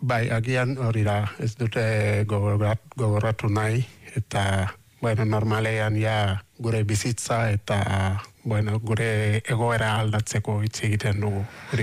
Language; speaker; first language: Basque; non-native, learner; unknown